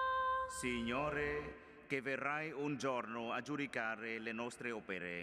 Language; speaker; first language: Italian; native; Italian